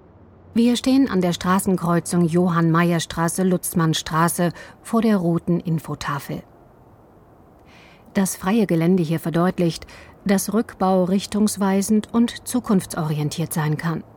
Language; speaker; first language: German; native; German